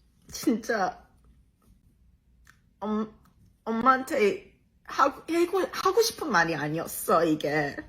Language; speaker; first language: Korean; early bilingual, heritage; Korean